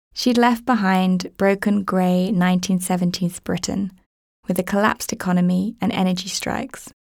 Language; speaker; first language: English; native; English